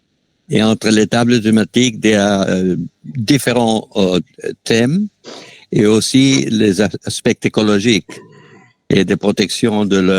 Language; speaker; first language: French; non-native, fluent; Spanish